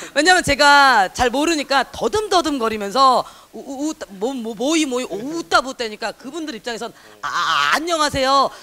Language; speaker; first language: Korean; native; Korean